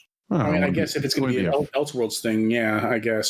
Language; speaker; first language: English; native; English